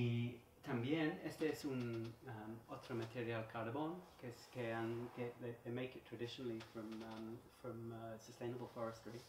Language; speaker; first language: Spanish; non-native, learner; English